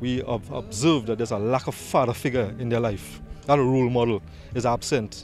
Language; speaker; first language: English; native; English